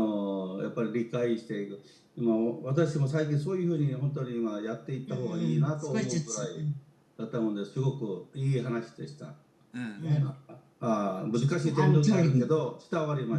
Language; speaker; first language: Japanese; non-native, learner; Korean